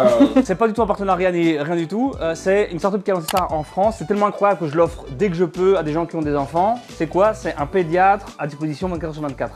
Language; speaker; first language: French; native; French